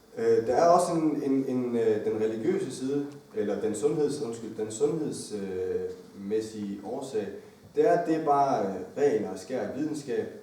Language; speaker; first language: Danish; early bilingual, other home language; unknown